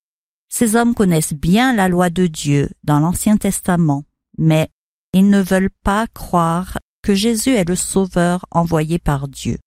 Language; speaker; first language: French; native; French